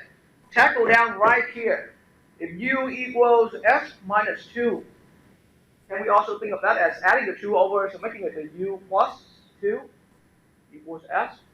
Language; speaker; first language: English; non-native, fluent; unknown